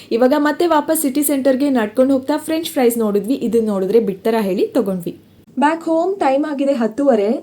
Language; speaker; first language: Kannada; non-native, local second language; Tulu